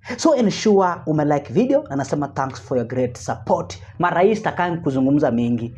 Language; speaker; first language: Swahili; non-native, local second language; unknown